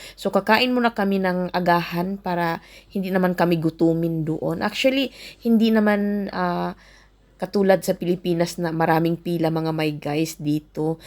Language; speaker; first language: Filipino; native; Filipino